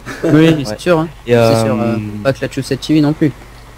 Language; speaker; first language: French; native; French